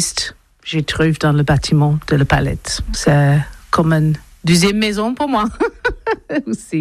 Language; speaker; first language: French; non-native, learner; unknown